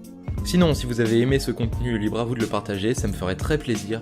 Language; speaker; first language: French; native; French